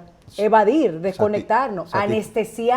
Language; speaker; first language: Spanish; native; Spanish